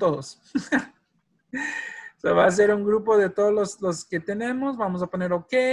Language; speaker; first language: Spanish; early bilingual, heritage; Spanish